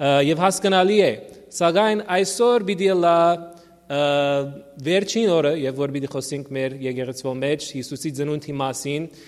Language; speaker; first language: Armenian; early bilingual, heritage; Armenian